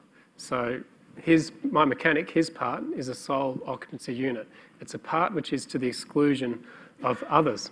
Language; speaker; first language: English; native; English